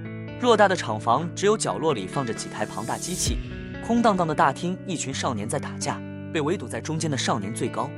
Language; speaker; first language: Chinese; native; Chinese